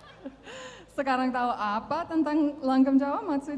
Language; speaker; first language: Indonesian; non-native, fluent; English